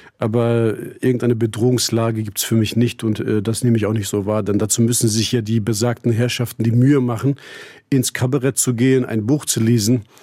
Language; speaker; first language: German; early bilingual, other home language; Turkish